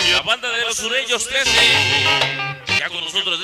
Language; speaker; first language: Spanish; native; Spanish